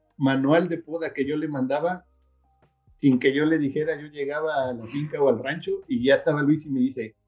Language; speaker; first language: Spanish; native; Spanish